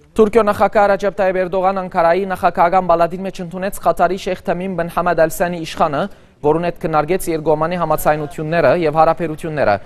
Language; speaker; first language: Armenian; early bilingual, heritage; Armenian